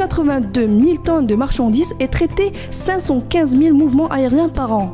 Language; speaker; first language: French; non-native, local second language; Arabic